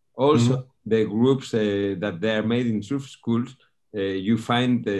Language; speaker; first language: English; non-native, fluent; Spanish